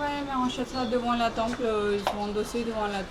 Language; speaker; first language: French; non-native, fluent; Hindi